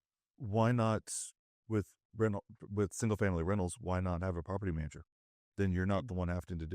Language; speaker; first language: English; native; English